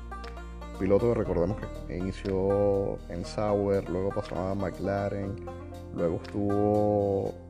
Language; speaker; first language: Spanish; native; Spanish